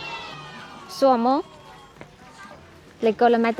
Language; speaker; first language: French; non-native, learner; Chinese